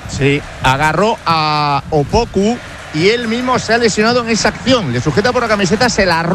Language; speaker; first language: Spanish; native; Spanish